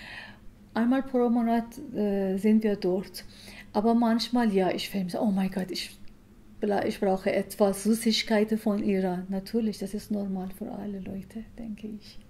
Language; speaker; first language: German; non-native, learner; Persian